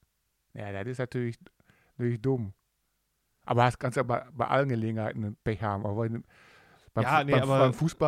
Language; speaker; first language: German; native; German